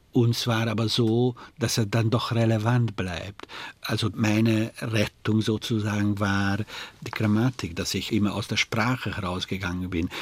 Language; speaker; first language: German; non-native, fluent; Hungarian